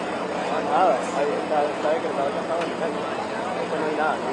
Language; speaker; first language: Spanish; native; Spanish